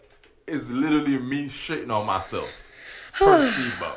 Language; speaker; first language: English; non-native, fluent; Haitian Creole